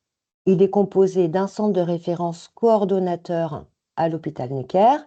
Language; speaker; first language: French; native; French